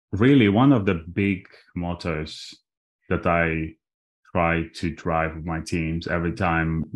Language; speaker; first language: English; non-native, fluent; Armenian